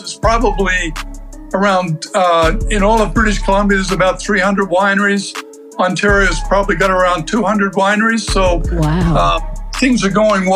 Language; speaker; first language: English; native; English